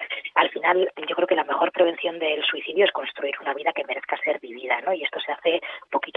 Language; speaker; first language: Spanish; native; Spanish